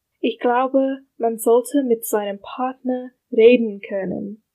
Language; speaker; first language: German; non-native, learner; English